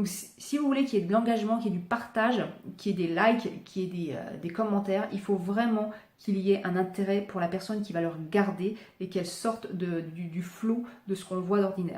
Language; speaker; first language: French; native; French